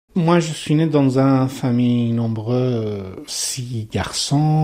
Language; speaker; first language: French; non-native, learner; Persian